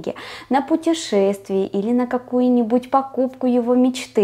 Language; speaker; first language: Russian; native; Russian